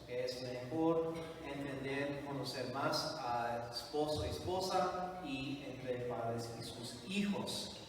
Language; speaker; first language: Spanish; non-native, fluent; English